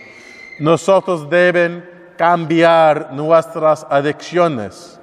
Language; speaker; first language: Spanish; non-native, learner; English